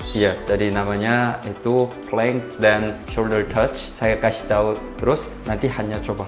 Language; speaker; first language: Indonesian; non-native, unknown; Korean